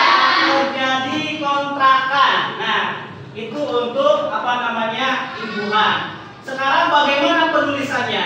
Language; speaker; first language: Indonesian; native; Indonesian